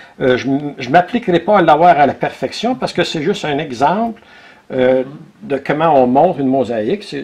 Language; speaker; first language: French; native; French